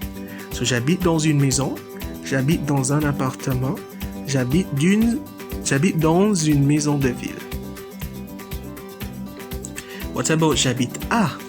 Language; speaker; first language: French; non-native, fluent; English